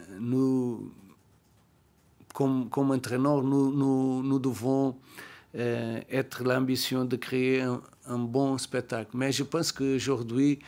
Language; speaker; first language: French; non-native, learner; Portuguese